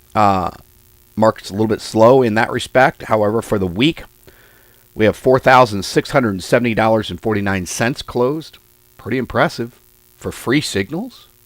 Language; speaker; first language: English; native; English